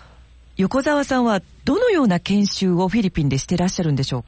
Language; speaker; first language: Japanese; native; Japanese